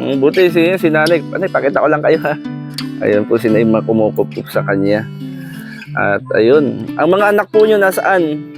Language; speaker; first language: Filipino; native; Filipino